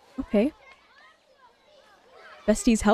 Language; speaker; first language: English; native; English